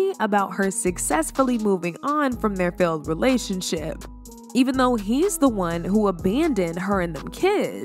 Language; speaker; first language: English; native; English